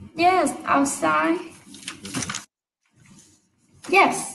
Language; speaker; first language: English; non-native, learner; Vietnamese